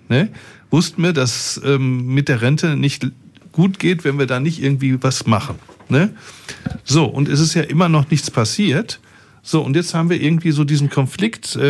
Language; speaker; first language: German; native; German